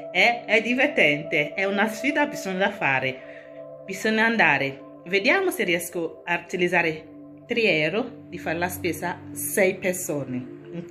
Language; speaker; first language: Italian; non-native, learner; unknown